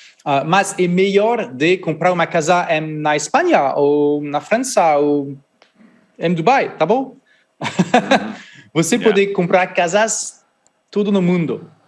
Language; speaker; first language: Portuguese; non-native, learner; French